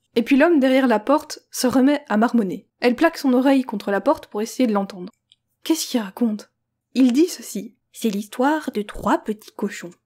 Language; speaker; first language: French; native; French